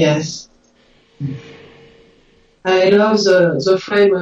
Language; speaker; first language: English; non-native, learner; French